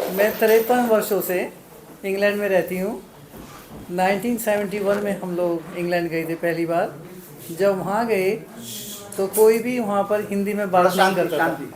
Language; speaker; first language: Hindi; native; Hindi